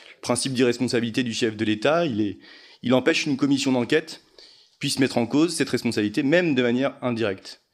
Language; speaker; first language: French; native; French